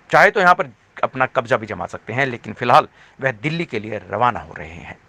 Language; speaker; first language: Hindi; native; Hindi